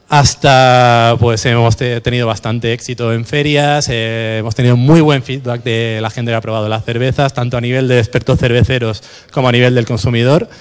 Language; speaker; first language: Spanish; native; Spanish